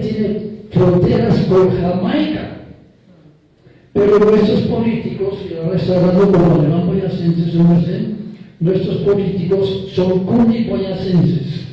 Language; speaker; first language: Spanish; non-native, fluent; German